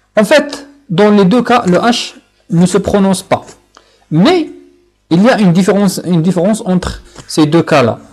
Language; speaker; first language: French; non-native, local second language; Arabic